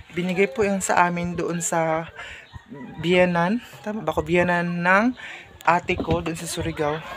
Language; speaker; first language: Filipino; non-native, local second language; Cebuano